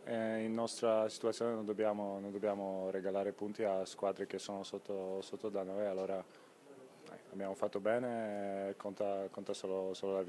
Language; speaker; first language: Italian; non-native, fluent; Polish